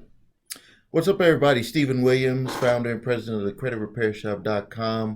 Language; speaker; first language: English; native; English